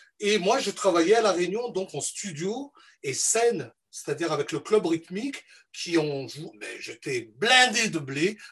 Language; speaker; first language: French; non-native, local second language; Malagasy